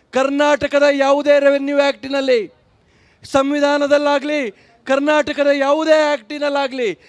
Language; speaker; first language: Kannada; native; Kannada